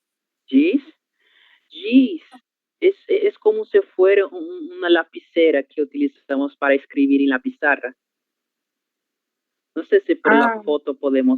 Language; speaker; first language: Spanish; non-native, learner; Portuguese